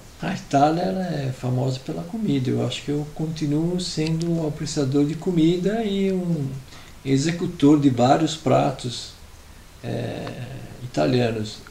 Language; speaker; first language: Portuguese; early bilingual, other home language; Italian